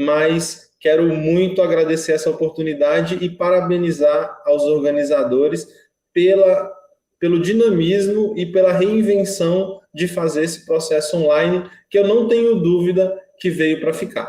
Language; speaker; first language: Portuguese; native; Portuguese